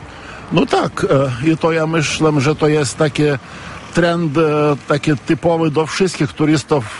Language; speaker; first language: Polish; non-native, fluent; Lithuanian